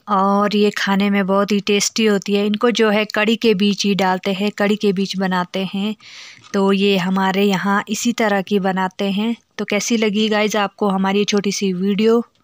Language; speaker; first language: Hindi; non-native, local second language; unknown